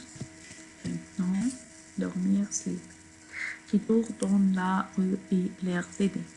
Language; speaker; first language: French; non-native, fluent; Arabic